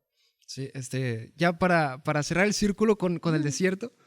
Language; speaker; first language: Spanish; native; Spanish